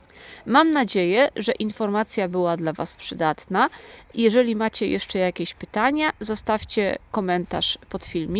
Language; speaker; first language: Polish; native; Polish